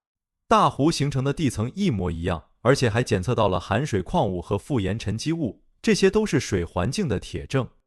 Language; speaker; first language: Chinese; native; Chinese